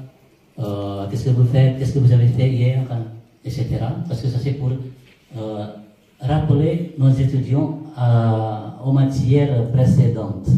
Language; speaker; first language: French; non-native, fluent; Indonesian